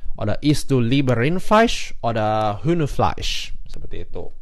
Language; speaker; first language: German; non-native, learner; Indonesian